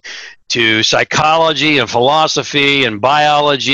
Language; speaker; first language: English; native; English